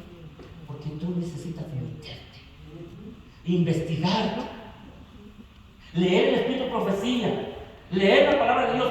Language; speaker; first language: Spanish; native; Spanish